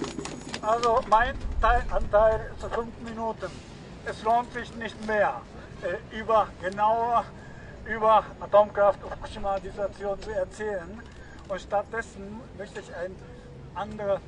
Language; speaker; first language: German; non-native, fluent; Japanese